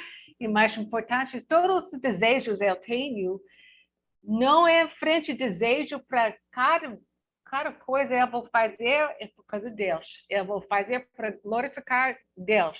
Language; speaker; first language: Portuguese; non-native, learner; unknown